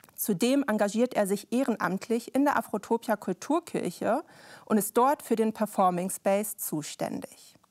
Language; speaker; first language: German; native; German